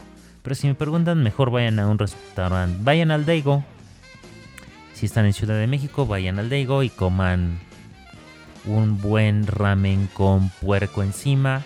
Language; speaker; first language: Spanish; native; Spanish